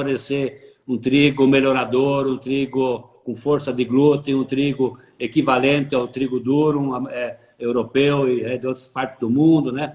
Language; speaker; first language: Portuguese; native; Portuguese